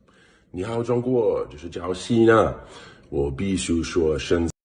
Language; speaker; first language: Chinese; non-native, learner; English